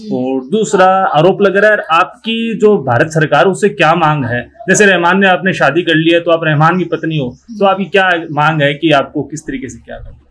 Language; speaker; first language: Hindi; native; Hindi